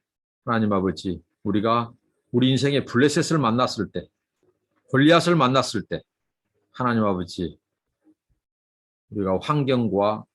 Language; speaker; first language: Korean; native; Korean